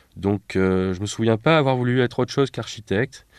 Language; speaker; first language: French; native; French